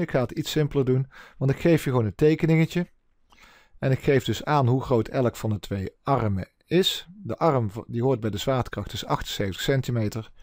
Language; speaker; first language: Dutch; native; Dutch